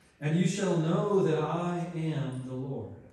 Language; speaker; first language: English; native; English